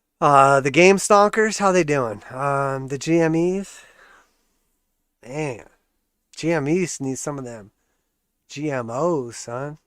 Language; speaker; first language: English; native; English